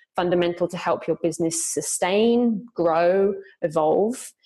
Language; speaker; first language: English; native; English